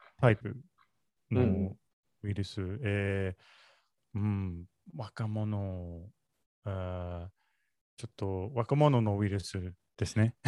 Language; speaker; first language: Japanese; non-native, learner; English